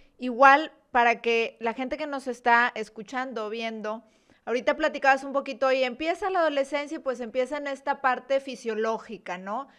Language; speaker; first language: Spanish; native; Spanish